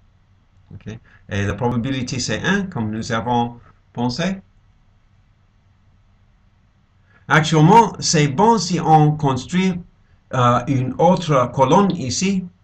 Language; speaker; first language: French; non-native, fluent; English